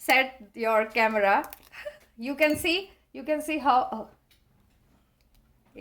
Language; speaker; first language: English; non-native, learner; Hindi